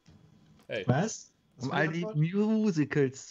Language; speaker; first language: German; native; German